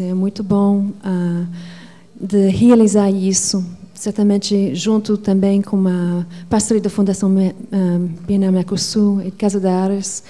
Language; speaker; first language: Portuguese; non-native, fluent; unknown